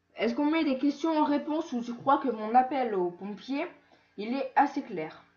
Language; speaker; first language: French; native; French